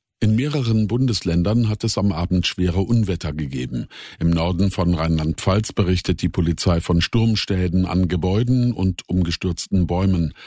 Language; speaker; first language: German; native; German